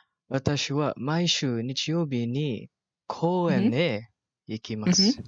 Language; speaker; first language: Japanese; non-native, learner; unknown